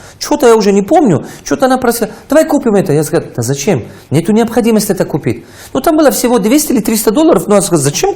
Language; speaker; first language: Russian; non-native, local second language; Tajik